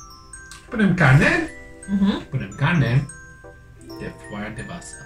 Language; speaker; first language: Romanian; non-native, learner; English